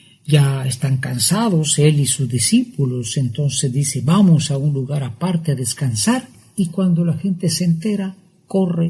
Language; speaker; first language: Spanish; native; Spanish